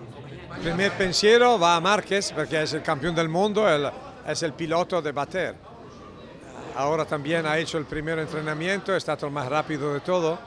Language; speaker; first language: Spanish; non-native, fluent; Italian